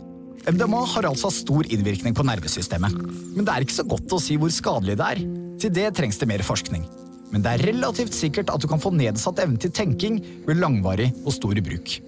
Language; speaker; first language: Norwegian; native; Norwegian